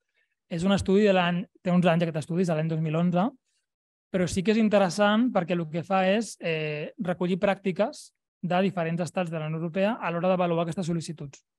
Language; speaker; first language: Catalan; native; Catalan